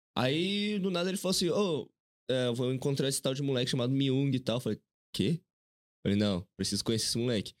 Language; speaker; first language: Portuguese; early bilingual, other home language; Korean